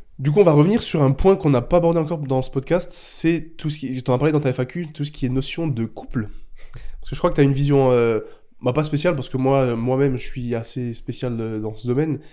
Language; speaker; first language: French; native; French